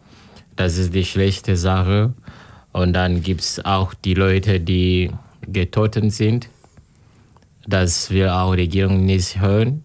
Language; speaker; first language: German; non-native, learner; Kinyarwanda